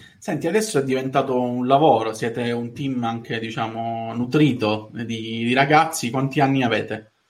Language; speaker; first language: Italian; native; Italian